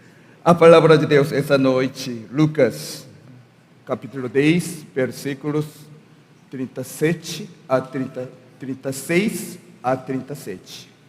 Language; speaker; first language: Portuguese; non-native, learner; Korean